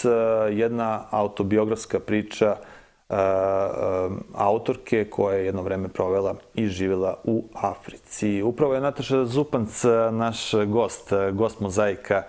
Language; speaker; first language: Serbian; native; Serbian